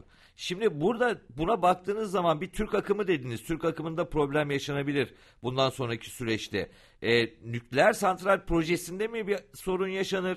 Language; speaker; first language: Turkish; native; Turkish